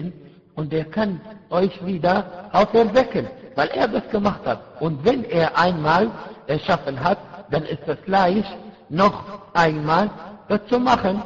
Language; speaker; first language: German; non-native, fluent; Arabic